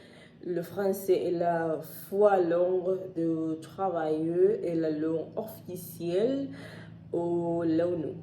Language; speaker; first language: French; non-native, learner; Spanish